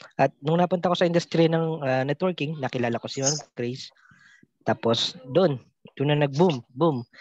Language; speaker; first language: Filipino; non-native, local second language; Cebuano